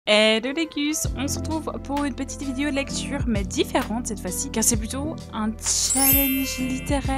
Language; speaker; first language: French; native; French